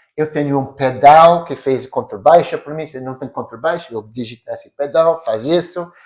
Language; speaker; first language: Portuguese; non-native, fluent; English